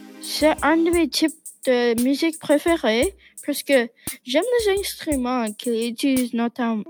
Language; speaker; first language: French; non-native, learner; English